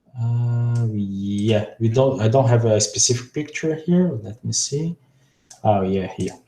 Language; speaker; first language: English; non-native, fluent; Portuguese